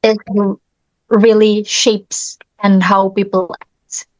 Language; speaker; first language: English; non-native, learner; Indonesian